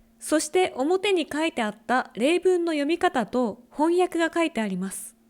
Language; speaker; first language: Japanese; native; Japanese